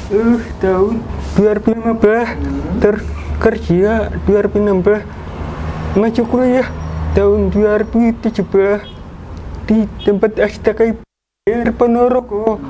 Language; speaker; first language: Indonesian; non-native, local second language; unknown